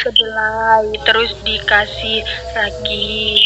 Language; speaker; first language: Indonesian; native; Indonesian